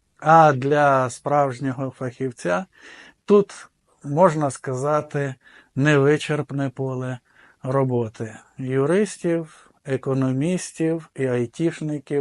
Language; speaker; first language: Ukrainian; native; Ukrainian